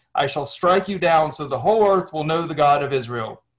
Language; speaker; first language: English; native; English